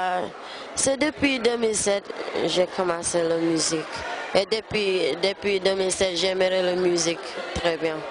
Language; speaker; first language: French; non-native, learner; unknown